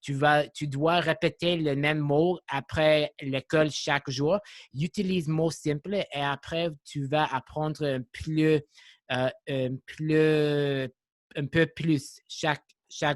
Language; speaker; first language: French; non-native, local second language; English